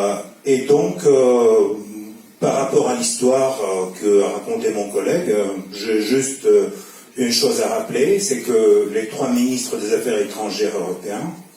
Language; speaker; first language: French; non-native, fluent; Russian